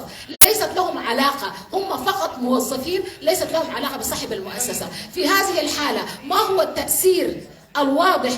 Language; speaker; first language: Arabic; native; Arabic